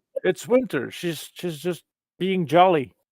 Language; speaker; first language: English; native; English